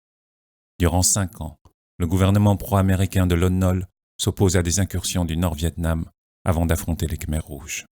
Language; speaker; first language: French; native; French